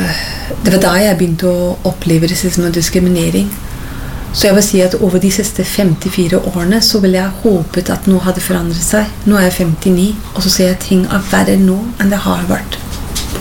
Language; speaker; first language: Norwegian; non-native, fluent; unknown